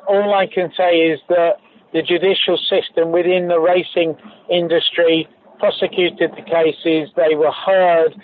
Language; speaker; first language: English; native; English